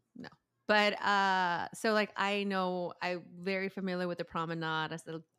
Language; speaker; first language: English; early bilingual, other home language; Spanish